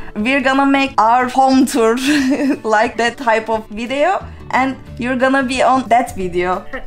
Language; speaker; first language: English; non-native, learner; Turkish